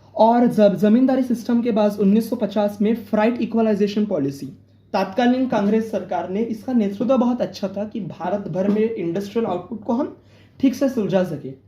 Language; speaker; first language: Hindi; non-native, local second language; Marathi